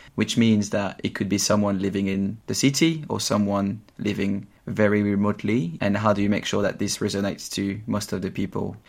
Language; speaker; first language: English; non-native, fluent; French